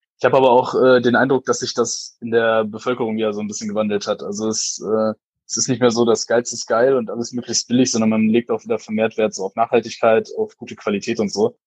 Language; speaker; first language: German; native; German